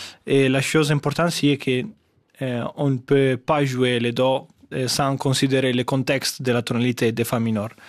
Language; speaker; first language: French; non-native, fluent; Italian